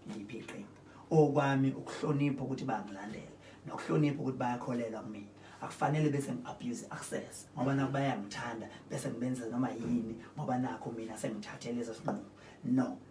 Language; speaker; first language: Zulu; native; Zulu